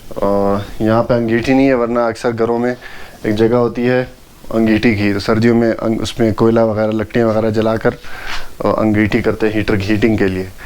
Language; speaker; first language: Urdu; non-native, local second language; Pashto